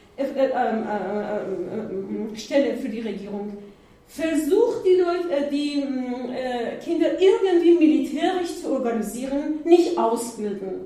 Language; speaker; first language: German; non-native, learner; Persian